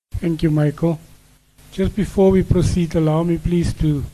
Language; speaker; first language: English; non-native, local second language; Afrikaans